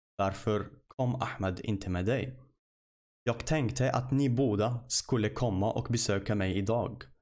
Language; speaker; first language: Swedish; non-native, fluent; Arabic